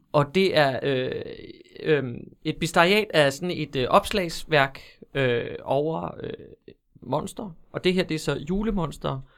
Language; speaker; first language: Danish; native; Danish